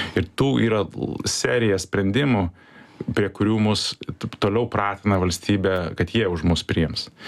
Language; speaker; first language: Lithuanian; early bilingual, heritage; Lithuanian